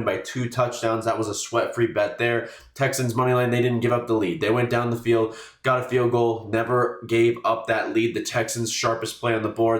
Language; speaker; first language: English; native; English